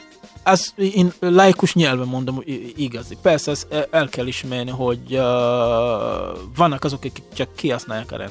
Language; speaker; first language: Hungarian; non-native, fluent; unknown